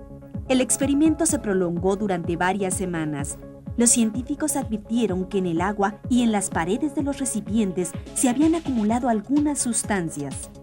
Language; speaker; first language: Spanish; native; Spanish